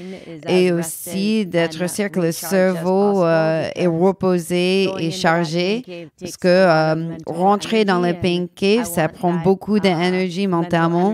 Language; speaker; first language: French; non-native, learner; English